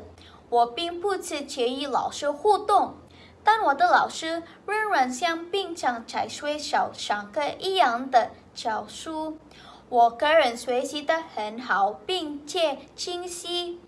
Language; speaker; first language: Chinese; non-native, local second language; Indonesian